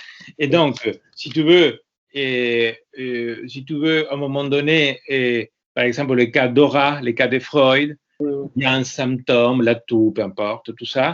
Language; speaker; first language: French; non-native, fluent; Spanish